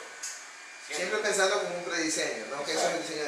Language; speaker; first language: Spanish; native; Spanish